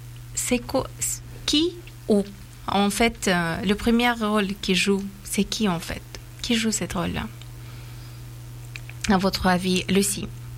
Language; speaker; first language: French; non-native, fluent; Persian